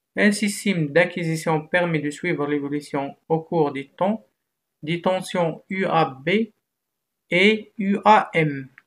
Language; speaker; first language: French; non-native, local second language; Arabic